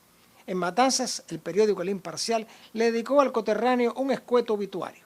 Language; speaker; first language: Spanish; native; Spanish